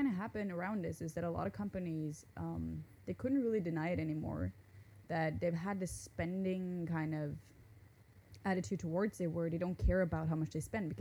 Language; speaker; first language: English; non-native, fluent; Norwegian